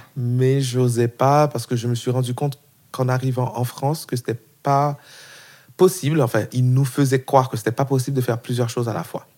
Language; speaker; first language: French; non-native, local second language; Haitian Creole